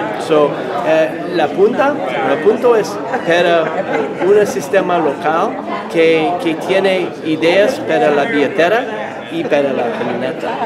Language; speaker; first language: Spanish; non-native, learner; English